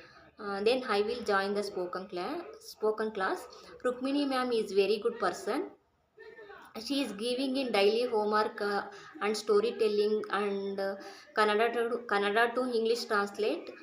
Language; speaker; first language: English; non-native, learner; Kannada